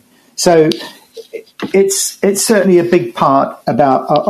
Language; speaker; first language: English; native; English